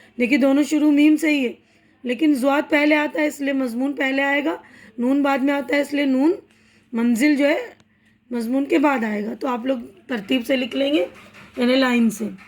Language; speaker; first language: Urdu; native; Urdu